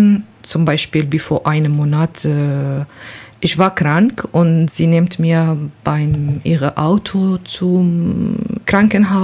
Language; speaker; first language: German; non-native, learner; Kurdish